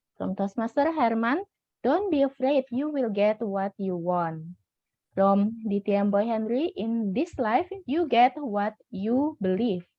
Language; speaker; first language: English; non-native, fluent; Indonesian